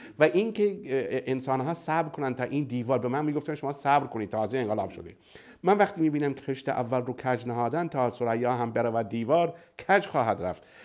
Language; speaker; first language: Persian; non-native, local second language; Baluchi